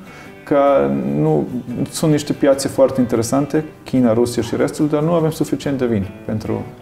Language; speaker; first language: Romanian; non-native, learner; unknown